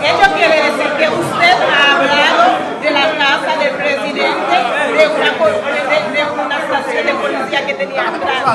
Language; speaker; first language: Spanish; non-native, fluent; Haitian Creole